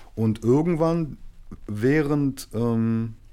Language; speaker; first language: German; native; German